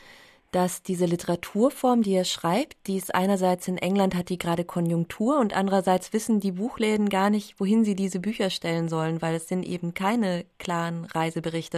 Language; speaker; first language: German; native; German